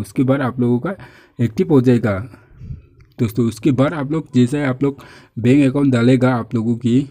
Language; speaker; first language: Hindi; non-native, local second language; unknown